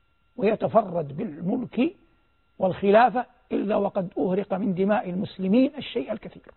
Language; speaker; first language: Arabic; native; Arabic